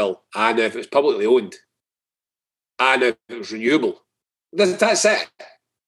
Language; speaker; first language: English; native; English